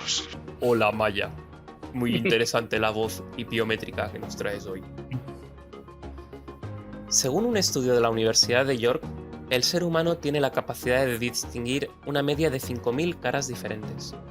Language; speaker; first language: Spanish; native; Spanish